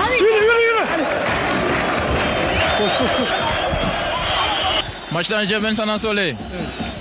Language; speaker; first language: Turkish; non-native, learner; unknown